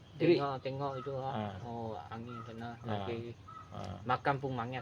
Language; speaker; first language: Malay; non-native, local second language; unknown